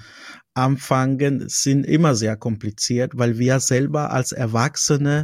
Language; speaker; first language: German; non-native, fluent; Spanish